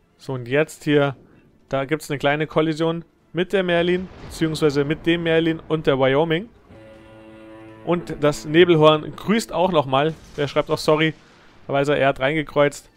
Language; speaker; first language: German; native; German